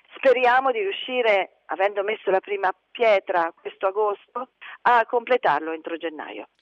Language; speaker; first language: Italian; native; Italian